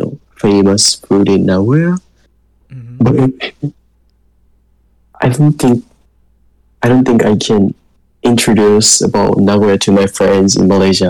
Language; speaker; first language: English; non-native, learner; Japanese